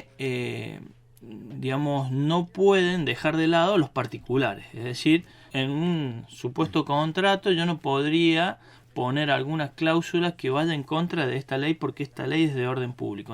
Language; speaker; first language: Spanish; native; Spanish